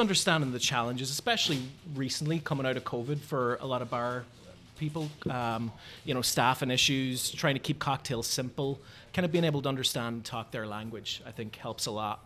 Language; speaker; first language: English; native; English